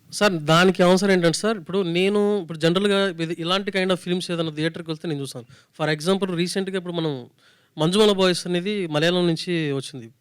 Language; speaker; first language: Telugu; native; Telugu